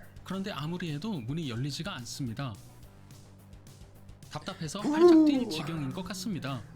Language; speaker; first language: Korean; native; Korean